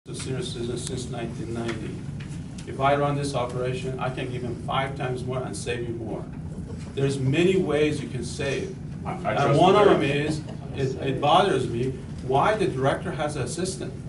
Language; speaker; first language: English; native; English